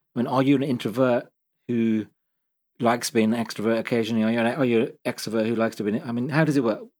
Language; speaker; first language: English; native; English